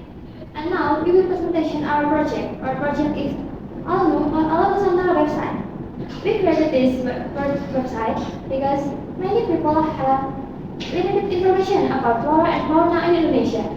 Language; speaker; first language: English; non-native, learner; Indonesian